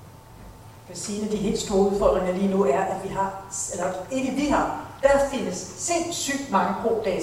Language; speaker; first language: Danish; native; Danish